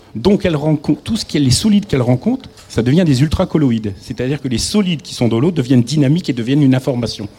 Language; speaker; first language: French; native; French